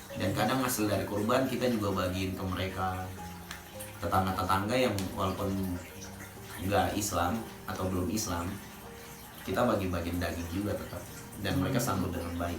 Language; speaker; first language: Indonesian; native; Indonesian